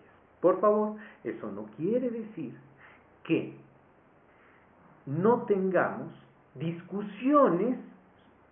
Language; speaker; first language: Spanish; native; Spanish